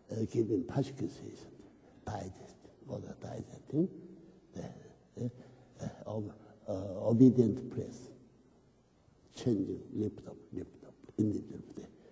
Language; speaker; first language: English; non-native, learner; Korean